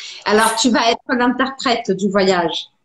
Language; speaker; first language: French; non-native, fluent; Portuguese